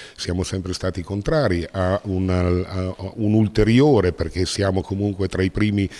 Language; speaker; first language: Italian; native; Italian